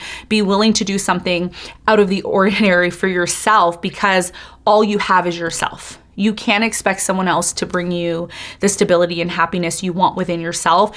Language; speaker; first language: English; native; English